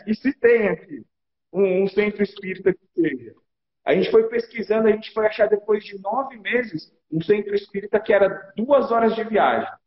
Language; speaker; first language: Portuguese; native; Portuguese